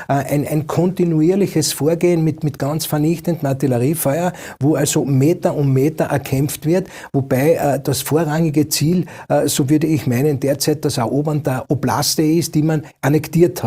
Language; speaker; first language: German; native; German